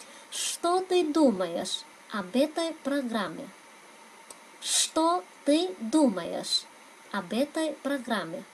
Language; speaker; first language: Russian; non-native, fluent; Vietnamese